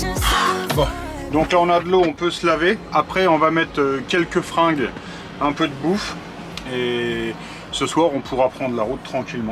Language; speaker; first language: French; native; French